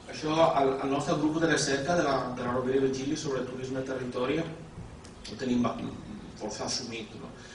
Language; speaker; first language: Catalan; non-native, fluent; Italian